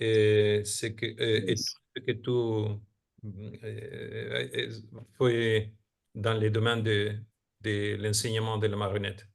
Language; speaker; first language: French; non-native, fluent; Spanish